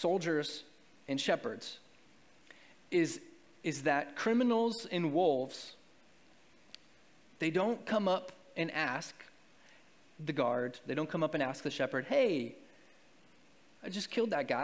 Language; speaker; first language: English; native; English